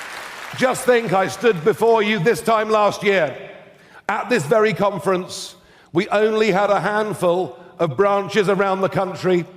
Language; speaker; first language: English; native; English